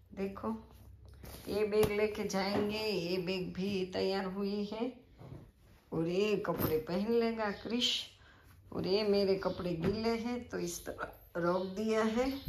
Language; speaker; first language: Hindi; non-native, local second language; Gujarati